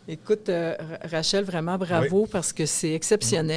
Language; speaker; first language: French; native; French